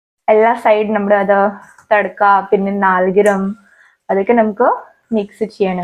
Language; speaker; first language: Malayalam; non-native, learner; Hindi